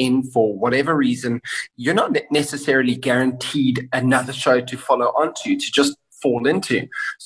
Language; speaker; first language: English; native; English